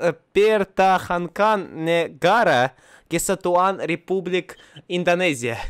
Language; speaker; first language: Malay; non-native, learner; Russian